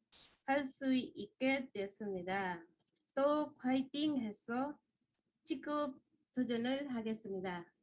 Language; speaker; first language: Korean; non-native, fluent; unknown